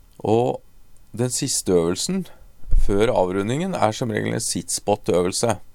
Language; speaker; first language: Norwegian; native; Norwegian